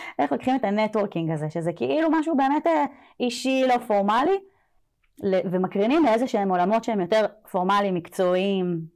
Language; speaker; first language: Hebrew; native; Hebrew